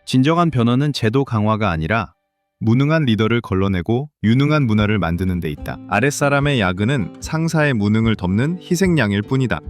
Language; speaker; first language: Korean; native; Korean